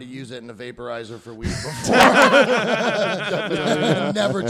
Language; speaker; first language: English; native; English